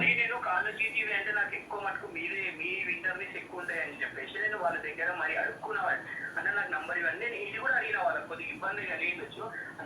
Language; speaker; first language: Telugu; native; Telugu